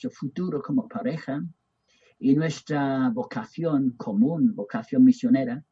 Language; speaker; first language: Spanish; non-native, fluent; English